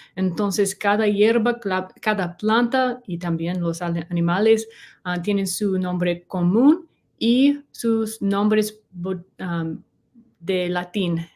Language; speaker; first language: Spanish; non-native, learner; English